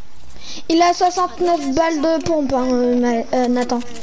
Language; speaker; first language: French; native; French